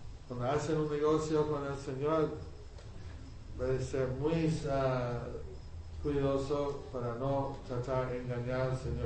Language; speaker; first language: Spanish; non-native, learner; English